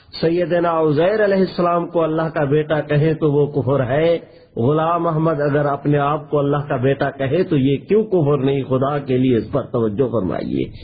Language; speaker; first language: Urdu; non-native, local second language; Saraiki